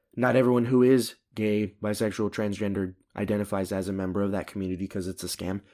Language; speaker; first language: English; early bilingual, other home language; Filipino